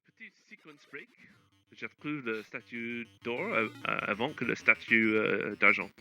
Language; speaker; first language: French; non-native, learner; English